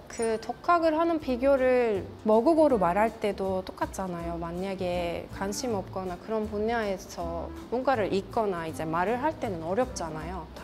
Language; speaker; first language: Korean; non-native, fluent; Turkish